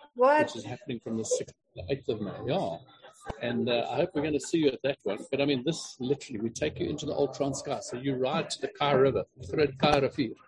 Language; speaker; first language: English; native; English